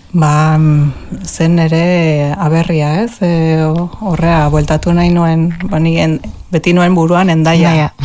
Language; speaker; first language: Basque; non-native, local second language; Spanish